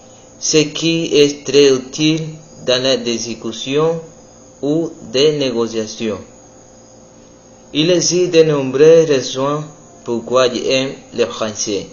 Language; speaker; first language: French; non-native, learner; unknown